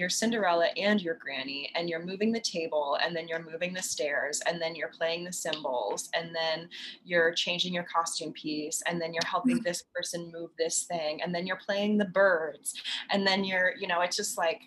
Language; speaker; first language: English; native; English